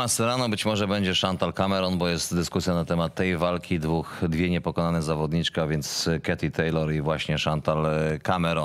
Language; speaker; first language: Polish; native; Polish